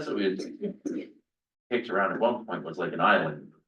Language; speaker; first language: English; native; English